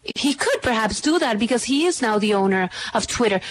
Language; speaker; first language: English; non-native, fluent; Spanish